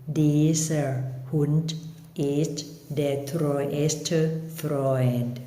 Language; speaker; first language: German; non-native, fluent; Thai